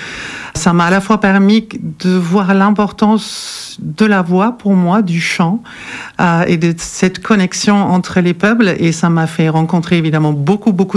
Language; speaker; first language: French; non-native, fluent; German